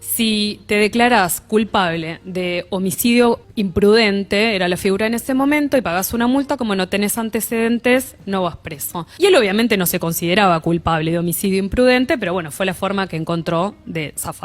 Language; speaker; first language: Spanish; native; Spanish